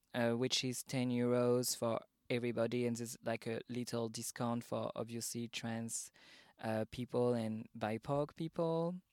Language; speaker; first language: English; non-native, fluent; French